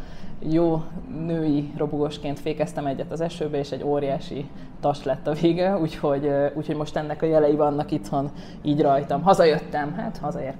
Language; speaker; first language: Hungarian; native; Hungarian